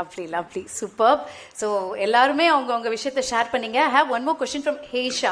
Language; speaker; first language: Tamil; native; Tamil